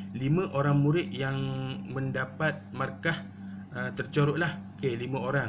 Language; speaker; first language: Malay; native; Malay